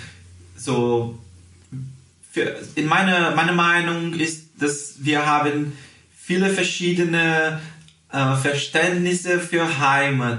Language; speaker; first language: German; early bilingual, heritage; Portuguese